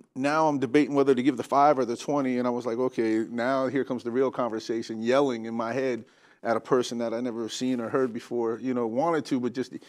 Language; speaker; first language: English; native; English